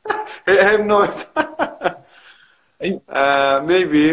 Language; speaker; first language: English; non-native, learner; Kurdish